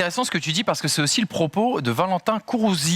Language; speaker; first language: French; native; French